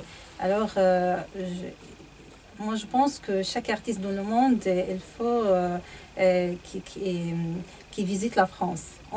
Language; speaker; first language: French; non-native, fluent; Arabic